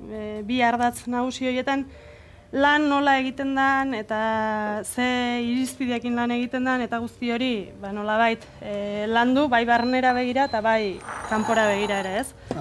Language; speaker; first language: Basque; native; Basque